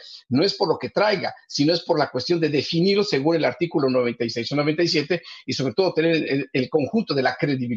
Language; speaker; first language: Spanish; native; Spanish